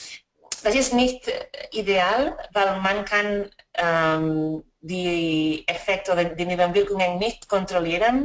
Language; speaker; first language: German; non-native, fluent; Spanish